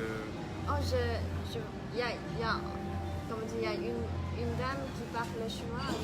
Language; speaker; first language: French; non-native, learner; Chinese